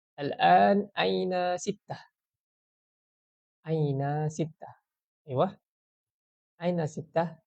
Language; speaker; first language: Arabic; non-native, fluent; Malay